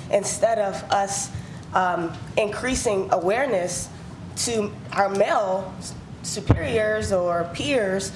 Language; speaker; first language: English; native; English